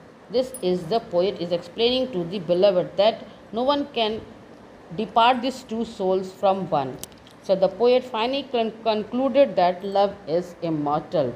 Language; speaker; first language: English; non-native, local second language; Hindi